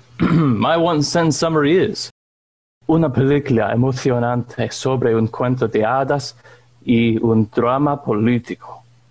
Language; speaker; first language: Spanish; non-native, learner; English